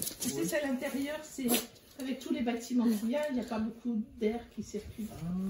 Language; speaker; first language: French; non-native, learner; Korean